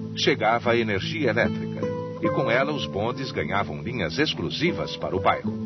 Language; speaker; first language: Portuguese; native; Portuguese